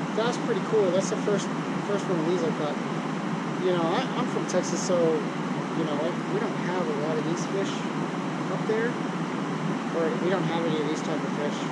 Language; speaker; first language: English; native; English